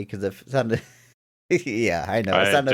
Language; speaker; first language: English; native; English